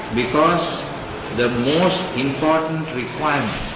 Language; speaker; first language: English; non-native, local second language; Sinhala